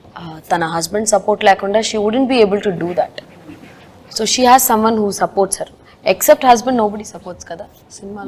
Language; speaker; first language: Telugu; non-native, learner; Tamil